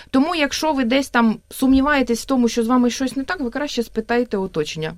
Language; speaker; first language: Ukrainian; native; Ukrainian